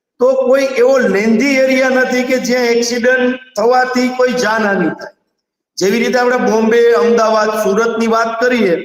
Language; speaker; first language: Gujarati; native; Gujarati